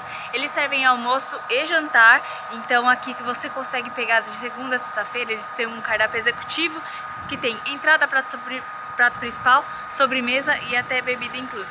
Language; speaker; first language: Portuguese; native; Portuguese